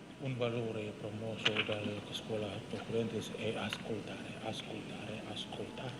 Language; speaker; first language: Italian; non-native, learner; Indonesian